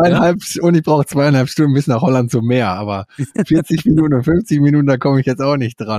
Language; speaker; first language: German; native; German